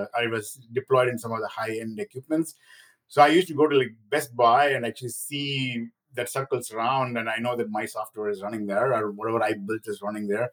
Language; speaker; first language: English; non-native, local second language; Tamil